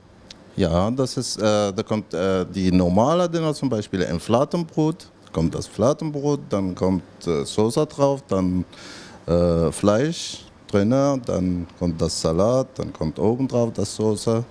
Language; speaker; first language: German; non-native, learner; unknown